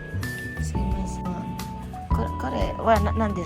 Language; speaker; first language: Japanese; non-native, fluent; Filipino